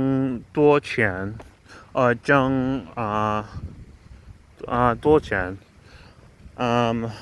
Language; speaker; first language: Chinese; non-native, learner; English